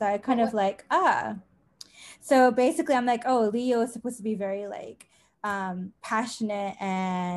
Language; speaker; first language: English; non-native, local second language; Malay